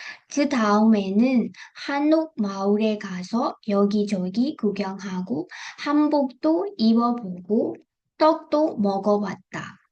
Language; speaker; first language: Korean; non-native, fluent; Burmese